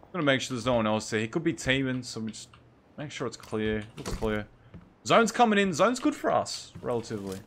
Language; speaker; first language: English; native; English